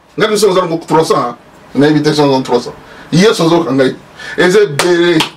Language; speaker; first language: Lingala; native; Lingala